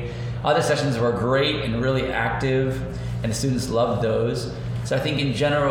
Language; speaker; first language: English; native; English